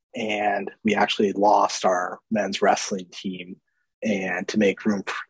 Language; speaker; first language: English; native; English